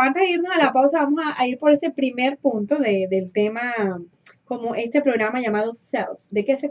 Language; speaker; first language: Spanish; native; Spanish